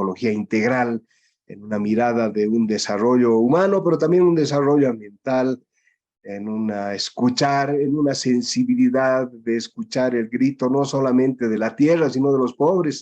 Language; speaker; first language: Spanish; native; Spanish